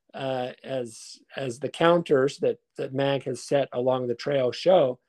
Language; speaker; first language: English; native; English